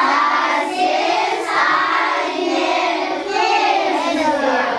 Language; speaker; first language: German; non-native, learner; Mongolian